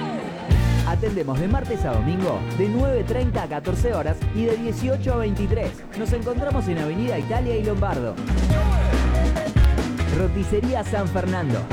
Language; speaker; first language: Spanish; native; Spanish